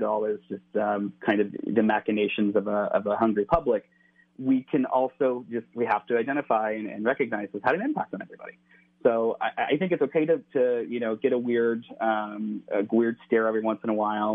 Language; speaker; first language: English; native; English